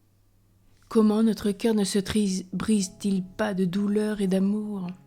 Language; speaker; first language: French; native; French